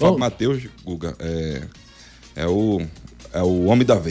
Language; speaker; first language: Portuguese; native; Portuguese